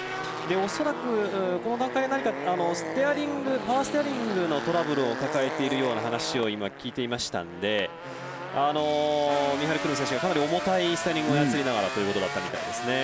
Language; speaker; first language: Japanese; native; Japanese